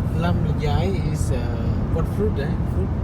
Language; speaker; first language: English; non-native, learner; Khmer